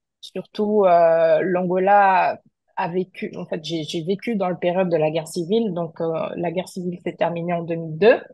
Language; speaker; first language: French; non-native, fluent; Portuguese